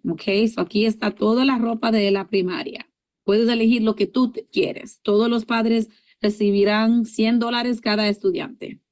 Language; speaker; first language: Spanish; early bilingual, heritage; English